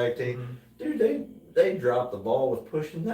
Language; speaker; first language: English; native; English